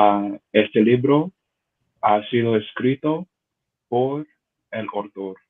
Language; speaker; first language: Spanish; non-native, learner; English